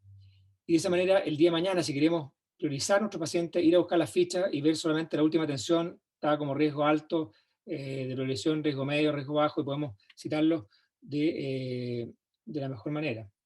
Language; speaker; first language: Spanish; native; Spanish